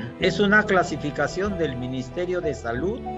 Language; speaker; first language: Spanish; native; Spanish